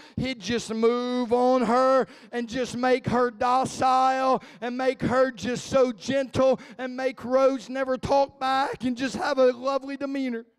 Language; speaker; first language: English; native; English